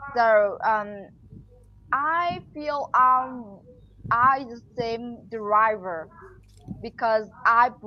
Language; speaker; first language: English; non-native, learner; Vietnamese